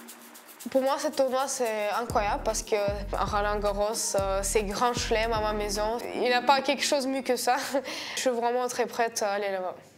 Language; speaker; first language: French; non-native, learner; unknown